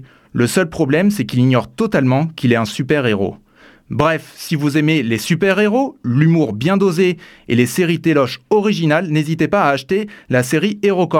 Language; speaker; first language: French; native; French